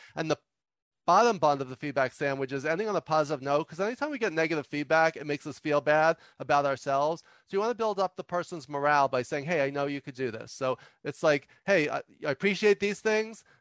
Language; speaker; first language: English; native; English